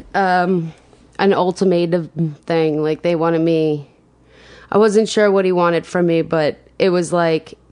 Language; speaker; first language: English; native; English